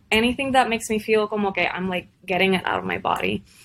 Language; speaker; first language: English; non-native, local second language; Spanish